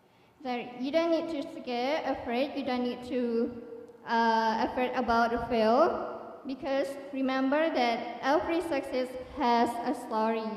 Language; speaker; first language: English; non-native, learner; Thai